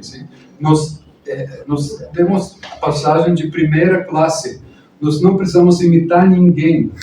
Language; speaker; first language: Portuguese; non-native, fluent; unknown